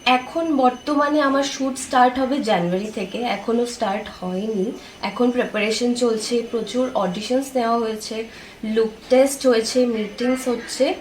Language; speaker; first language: Bangla; native; Bangla